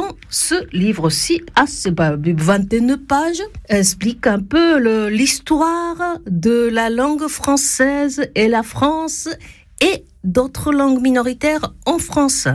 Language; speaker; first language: French; non-native, fluent; Japanese